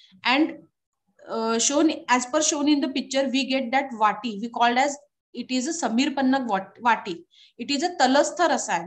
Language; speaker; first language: English; non-native, local second language; Marathi